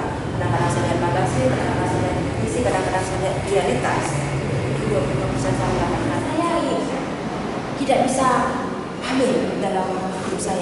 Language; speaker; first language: Indonesian; non-native, local second language; Balinese